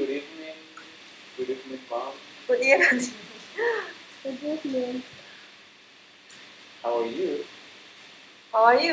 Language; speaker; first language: English; non-native, learner; Chinese